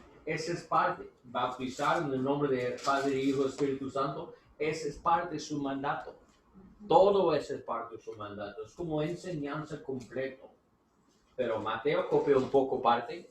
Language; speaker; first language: Spanish; non-native, learner; English